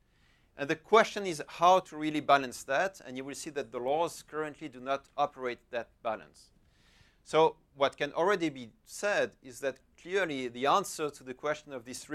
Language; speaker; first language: English; non-native, fluent; French